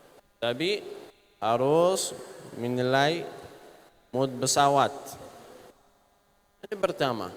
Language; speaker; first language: Indonesian; non-native, learner; Arabic